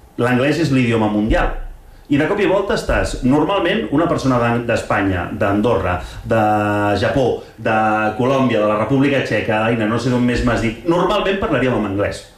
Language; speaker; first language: Catalan; native; Catalan